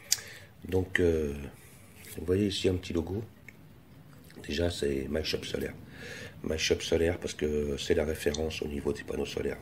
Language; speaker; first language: French; native; French